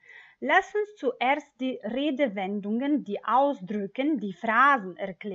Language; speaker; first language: German; non-native, fluent; Macedonian